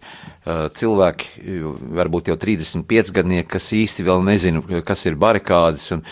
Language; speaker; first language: Latvian; native; Latvian